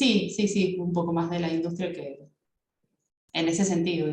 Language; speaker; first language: Spanish; native; Spanish